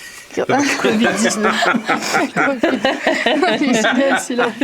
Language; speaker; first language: French; native; French